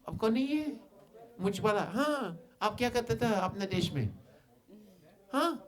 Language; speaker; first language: Hindi; non-native, fluent; English